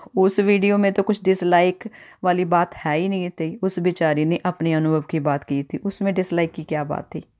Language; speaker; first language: Hindi; non-native, local second language; Punjabi